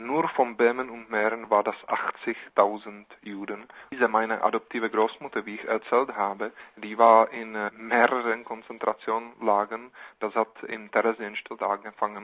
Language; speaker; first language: German; non-native, fluent; Czech